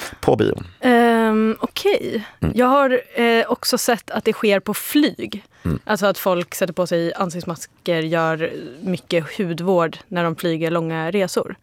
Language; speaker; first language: Swedish; native; Swedish